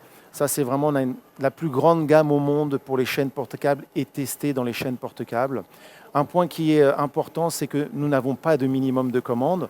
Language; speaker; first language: French; native; French